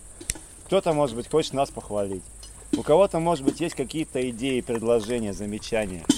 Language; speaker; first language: Russian; native; Russian